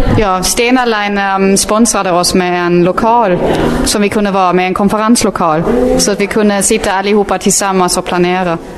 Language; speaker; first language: Swedish; native; Swedish